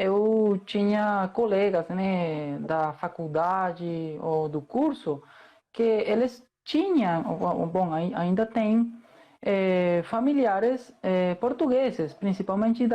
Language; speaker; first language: Portuguese; non-native, fluent; Spanish